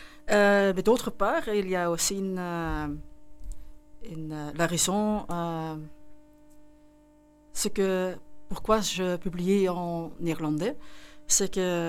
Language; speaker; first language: French; non-native, local second language; Dutch